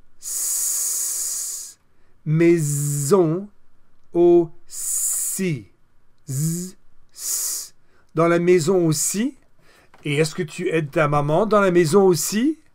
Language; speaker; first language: French; non-native, fluent; English